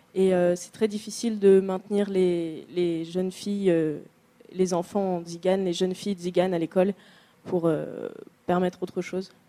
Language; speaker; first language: French; native; French